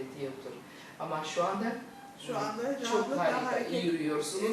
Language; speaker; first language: Turkish; non-native, learner; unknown